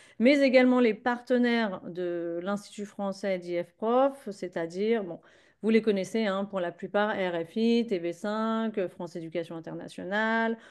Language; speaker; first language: French; native; French